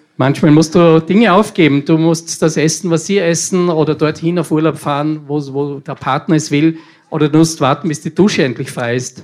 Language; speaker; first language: German; native; German